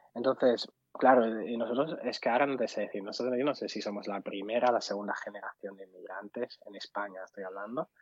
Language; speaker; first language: Spanish; early bilingual, other home language; Arabic